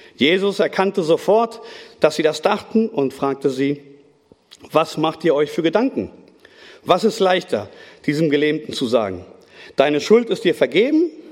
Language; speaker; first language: German; non-native, fluent; Spanish